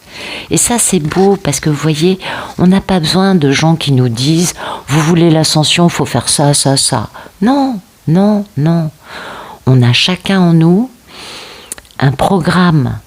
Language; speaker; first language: French; native; French